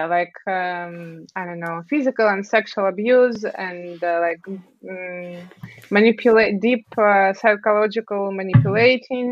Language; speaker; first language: English; non-native, fluent; Russian